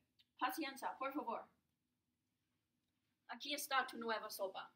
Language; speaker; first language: Spanish; non-native, learner; English